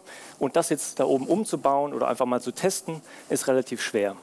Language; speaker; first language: German; native; German